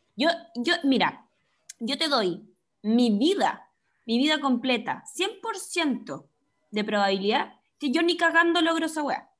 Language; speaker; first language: Spanish; native; Spanish